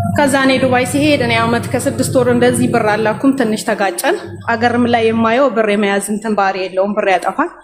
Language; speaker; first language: Amharic; native; Amharic